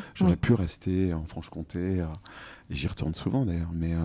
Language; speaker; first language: French; native; French